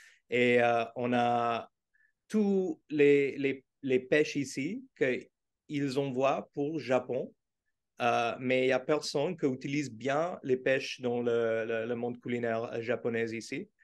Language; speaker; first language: French; non-native, fluent; Portuguese